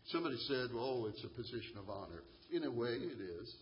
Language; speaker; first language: English; native; English